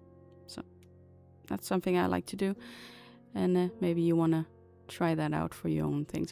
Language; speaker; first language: English; non-native, fluent; Danish